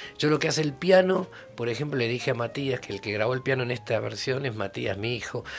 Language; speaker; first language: Spanish; native; Spanish